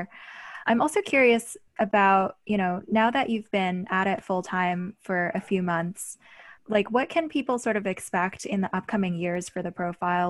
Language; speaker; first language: English; native; English